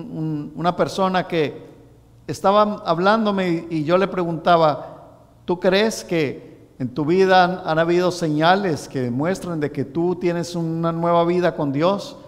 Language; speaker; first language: Spanish; native; Spanish